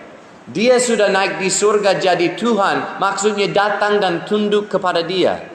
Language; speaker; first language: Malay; non-native, fluent; English